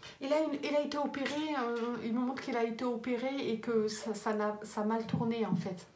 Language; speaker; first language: French; native; French